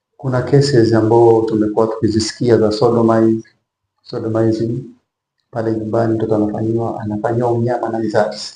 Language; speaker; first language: Swahili; native; Swahili